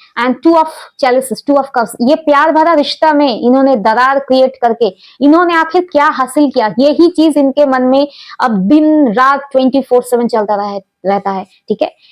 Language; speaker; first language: Hindi; non-native, local second language; Bangla